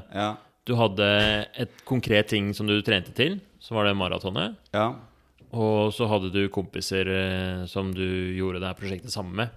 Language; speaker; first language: Norwegian; native; Norwegian